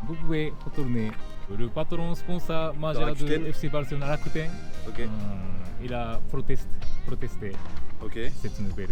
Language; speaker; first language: French; non-native, learner; Japanese